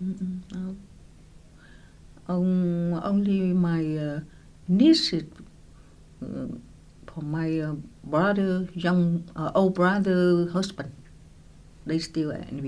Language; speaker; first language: English; non-native, local second language; Vietnamese